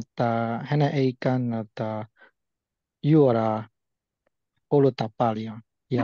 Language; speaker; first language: Finnish; non-native, learner; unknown